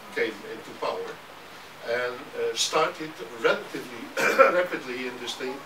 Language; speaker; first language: English; non-native, fluent; Dutch